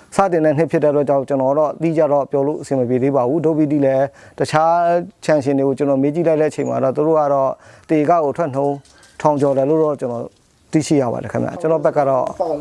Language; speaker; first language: Burmese; non-native, local second language; Mon